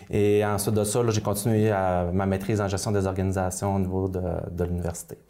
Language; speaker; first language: French; native; French